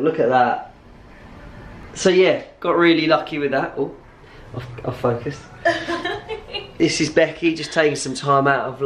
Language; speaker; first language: English; native; English